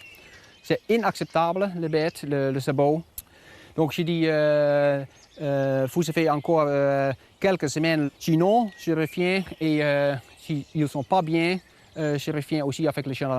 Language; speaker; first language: French; non-native, learner; Dutch